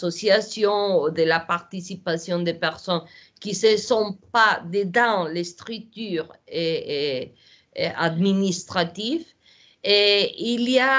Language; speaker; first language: French; non-native, learner; Portuguese